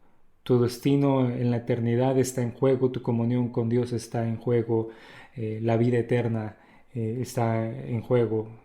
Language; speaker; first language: Spanish; native; Spanish